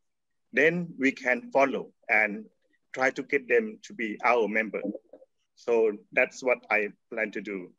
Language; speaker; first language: English; non-native, learner; Thai